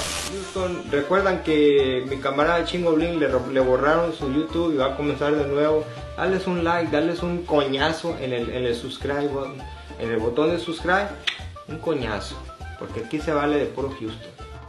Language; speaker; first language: Spanish; native; Spanish